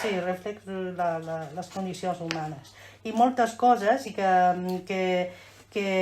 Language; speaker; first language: Catalan; non-native, fluent; Chinese